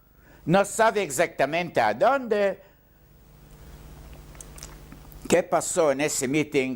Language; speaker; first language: Spanish; non-native, learner; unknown